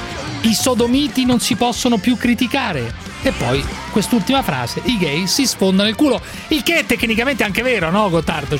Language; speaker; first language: Italian; native; Italian